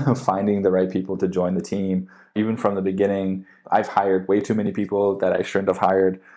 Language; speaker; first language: English; native; English